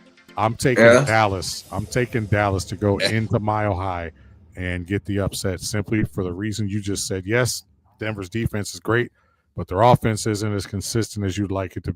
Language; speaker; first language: English; native; English